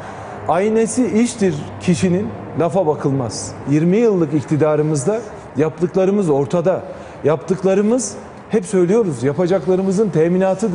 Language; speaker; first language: Turkish; native; Turkish